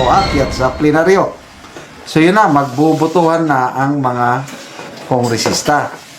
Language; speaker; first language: Filipino; native; Filipino